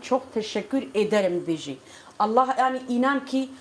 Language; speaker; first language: Turkish; non-native, local second language; Kurdish